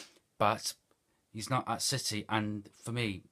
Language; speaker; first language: English; native; English